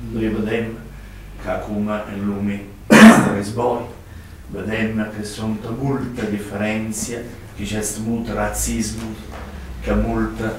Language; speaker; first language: Romanian; non-native, learner; Italian